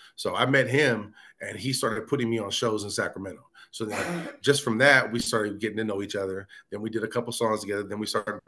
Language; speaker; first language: English; native; English